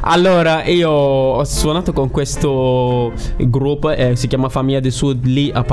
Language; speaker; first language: Italian; non-native, learner; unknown